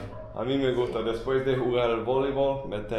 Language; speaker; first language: Spanish; non-native, learner; English